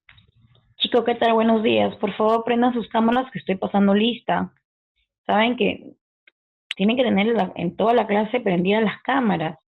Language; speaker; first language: Spanish; native; Spanish